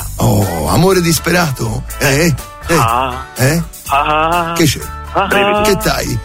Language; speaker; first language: Italian; native; Italian